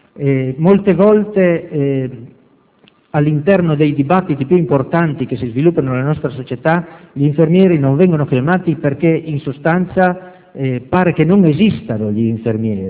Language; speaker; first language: Italian; native; Italian